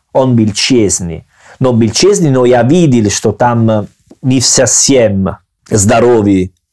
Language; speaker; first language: Russian; non-native, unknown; Italian